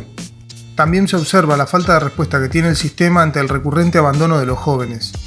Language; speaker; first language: Spanish; native; Spanish